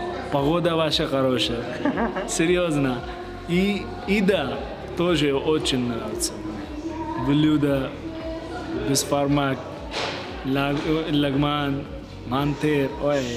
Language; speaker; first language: Russian; non-native, learner; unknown